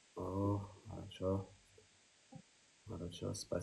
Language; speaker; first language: Russian; non-native, learner; Turkmen